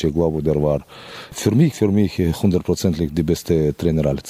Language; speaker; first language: German; non-native, fluent; Russian